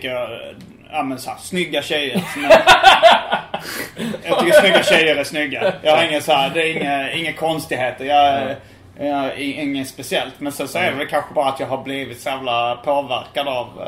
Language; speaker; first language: Swedish; native; Swedish